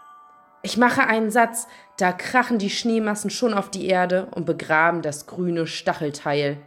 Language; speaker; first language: German; native; German